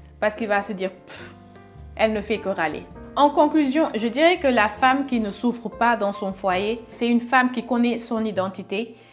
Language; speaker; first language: French; non-native, local second language; Wolof